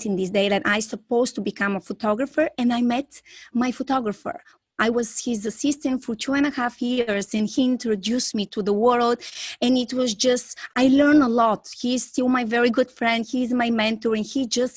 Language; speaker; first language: English; non-native, fluent; Bulgarian